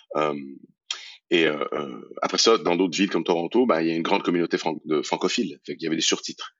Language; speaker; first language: French; early bilingual, other home language; Persian